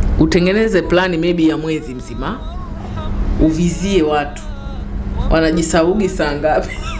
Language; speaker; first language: Swahili; native; Swahili